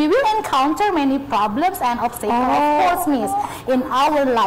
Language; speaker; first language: English; non-native, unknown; Indonesian